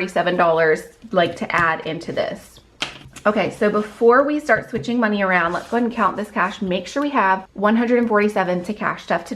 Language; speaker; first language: English; native; English